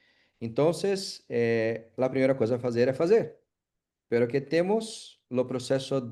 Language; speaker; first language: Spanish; non-native, learner; Portuguese